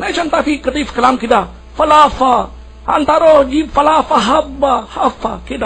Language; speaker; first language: Arabic; non-native, learner; Urdu